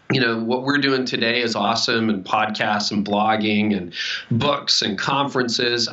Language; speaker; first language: English; native; English